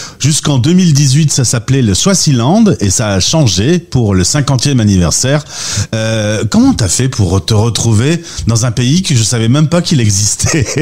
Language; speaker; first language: French; native; French